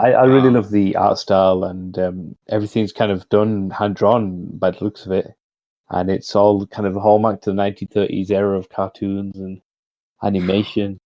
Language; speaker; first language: English; native; English